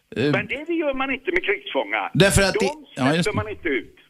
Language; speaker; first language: Swedish; native; Swedish